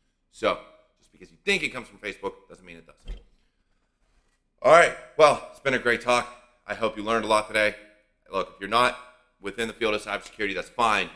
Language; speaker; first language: English; native; English